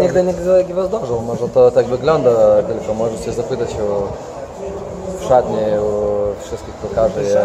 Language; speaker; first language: Polish; non-native, learner; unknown